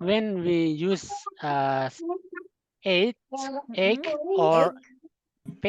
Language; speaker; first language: English; non-native, learner; Indonesian